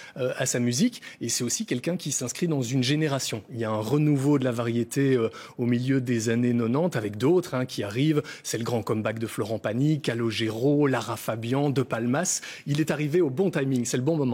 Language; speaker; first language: French; native; French